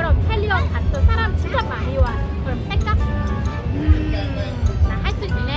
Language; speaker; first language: Korean; non-native, learner; Vietnamese